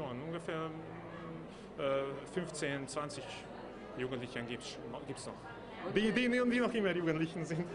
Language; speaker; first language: German; non-native, local second language; Hungarian